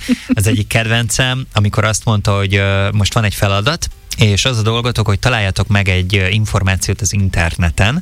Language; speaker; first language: Hungarian; native; Hungarian